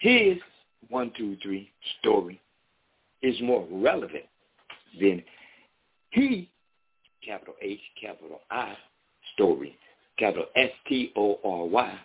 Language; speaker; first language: English; native; English